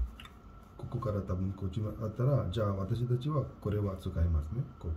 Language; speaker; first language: Japanese; non-native, learner; Hindi